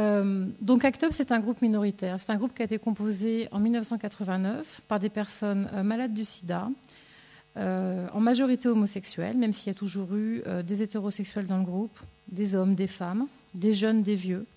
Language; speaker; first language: French; native; French